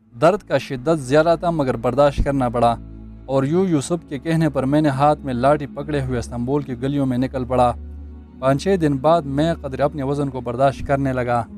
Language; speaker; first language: Urdu; non-native, local second language; Pashto